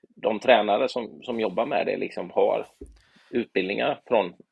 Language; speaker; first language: Swedish; native; Swedish